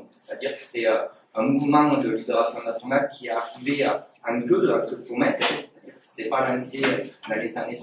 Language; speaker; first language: French; native; French